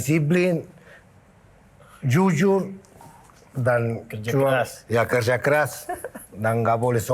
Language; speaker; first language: Indonesian; non-native, fluent; Spanish